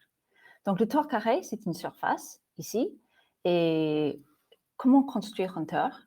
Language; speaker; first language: French; non-native, fluent; English